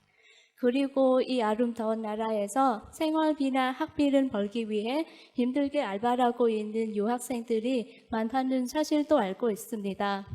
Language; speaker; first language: Korean; non-native, fluent; Vietnamese